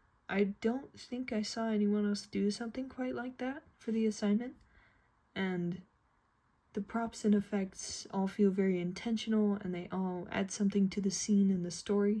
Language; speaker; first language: English; native; English